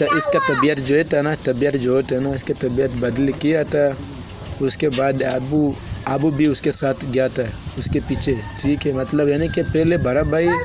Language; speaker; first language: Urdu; non-native, learner; Swahili